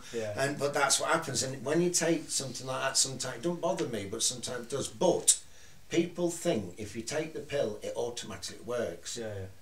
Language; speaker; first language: English; native; English